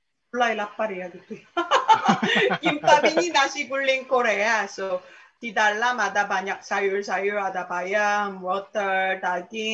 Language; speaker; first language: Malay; non-native, fluent; Korean